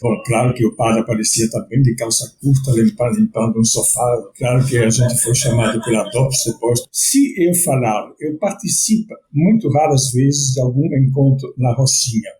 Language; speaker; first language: Portuguese; non-native, fluent; French